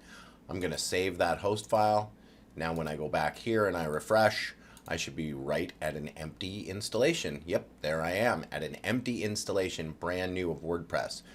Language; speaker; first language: English; native; English